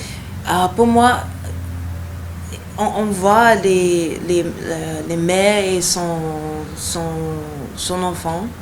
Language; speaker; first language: French; non-native, learner; Yoruba